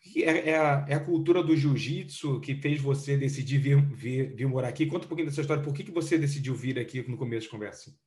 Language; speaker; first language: Portuguese; native; Portuguese